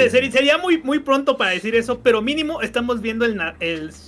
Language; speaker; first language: Spanish; native; Spanish